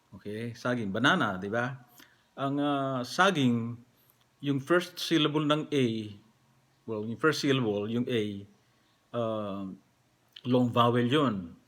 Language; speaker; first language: Filipino; non-native, local second language; Pampanga